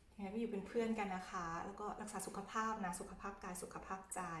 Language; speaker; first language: Thai; native; Thai